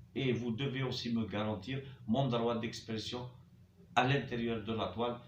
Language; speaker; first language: French; non-native, local second language; Arabic